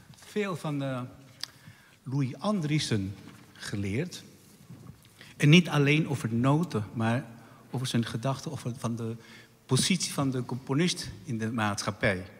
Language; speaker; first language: Dutch; non-native, fluent; Spanish